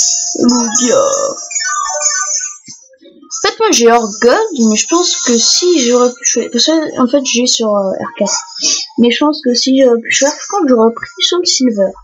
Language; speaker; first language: French; native; French